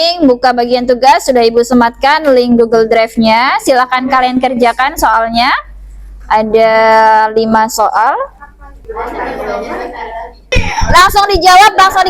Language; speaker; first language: Indonesian; native; Indonesian